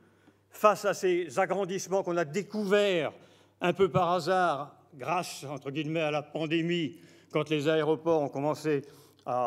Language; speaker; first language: French; native; French